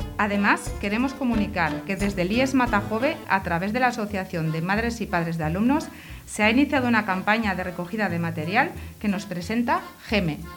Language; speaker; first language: Spanish; native; Spanish